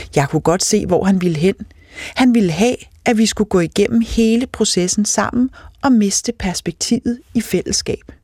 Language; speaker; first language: Danish; native; Danish